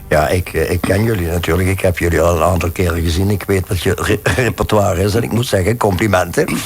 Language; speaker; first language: Dutch; native; Dutch